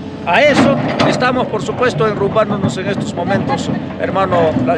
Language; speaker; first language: Spanish; native; Spanish